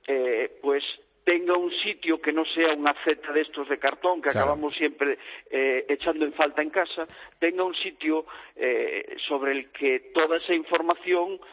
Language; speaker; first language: Spanish; native; Spanish